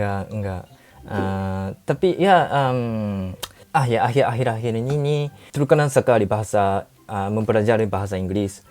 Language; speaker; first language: Indonesian; non-native, learner; Japanese